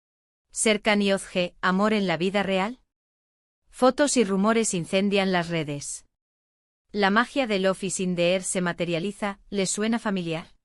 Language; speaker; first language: Spanish; native; Spanish